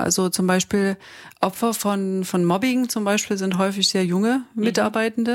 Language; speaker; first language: German; native; German